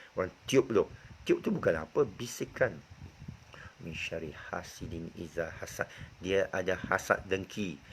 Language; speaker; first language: Malay; non-native, local second language; Chinese